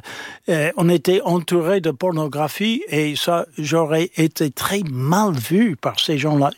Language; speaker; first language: French; non-native, fluent; English